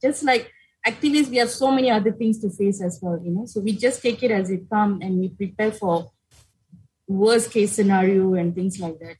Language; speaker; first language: English; non-native, local second language; Tamil